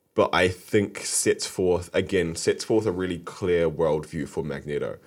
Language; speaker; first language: English; native; English